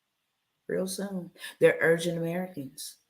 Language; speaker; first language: English; native; English